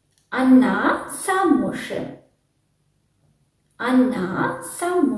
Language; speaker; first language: Russian; non-native, learner; Sinhala